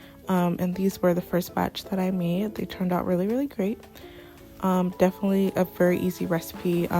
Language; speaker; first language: English; native; English